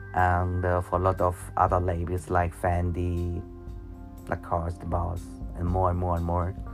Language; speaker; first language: English; non-native, learner; German